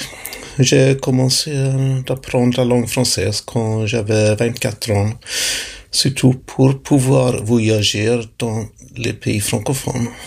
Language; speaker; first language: French; non-native, fluent; Swedish